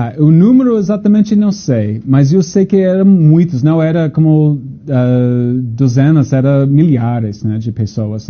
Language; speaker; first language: Portuguese; non-native, fluent; English